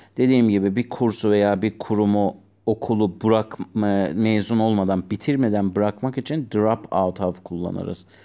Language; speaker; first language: Turkish; non-native, fluent; Azerbaijani